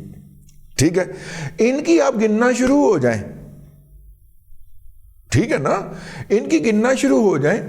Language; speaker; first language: Urdu; native; Urdu